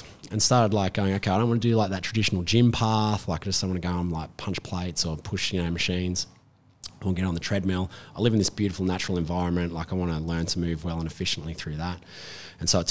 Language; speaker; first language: English; native; English